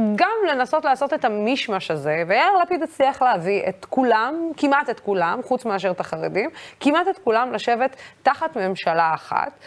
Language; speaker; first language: Hebrew; non-native, local second language; Arabic